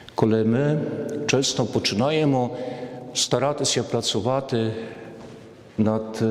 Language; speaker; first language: Polish; non-native, learner; Ukrainian